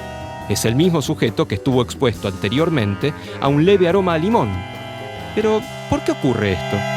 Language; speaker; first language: Spanish; native; Spanish